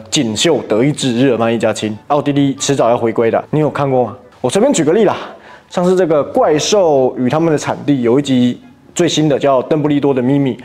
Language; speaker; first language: Chinese; native; Chinese